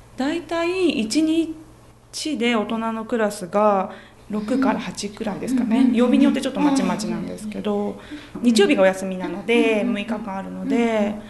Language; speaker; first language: Japanese; native; Japanese